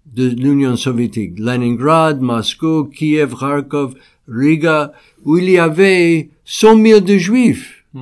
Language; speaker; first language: French; non-native, fluent; English